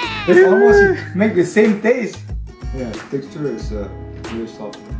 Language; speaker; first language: English; non-native, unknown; Indonesian